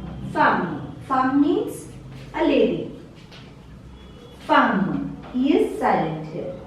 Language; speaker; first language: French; non-native, fluent; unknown